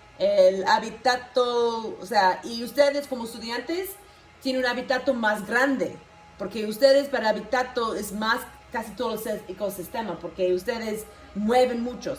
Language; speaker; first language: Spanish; non-native, local second language; English